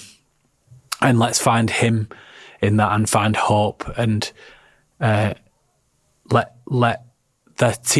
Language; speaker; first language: English; native; English